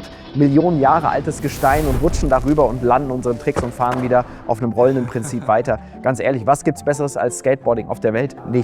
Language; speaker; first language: German; native; German